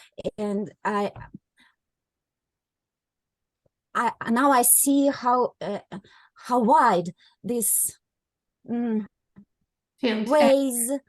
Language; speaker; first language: English; non-native, learner; Russian